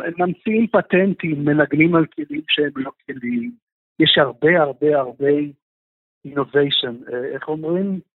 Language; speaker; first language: Hebrew; non-native, fluent; Russian